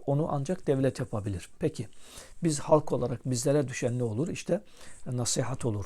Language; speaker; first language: Turkish; native; Turkish